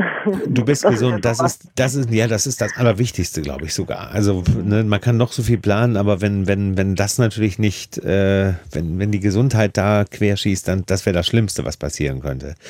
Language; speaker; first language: German; native; German